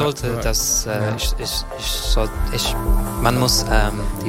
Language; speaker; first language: German; non-native, learner; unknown